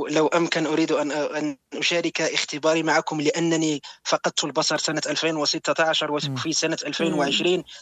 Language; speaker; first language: Arabic; non-native, local second language; Berber languages